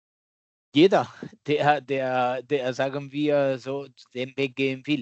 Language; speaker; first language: German; non-native, fluent; Catalan